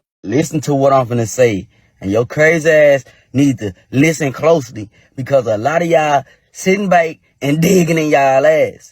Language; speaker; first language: English; native; English